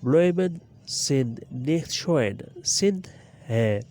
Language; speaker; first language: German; non-native, learner; Urdu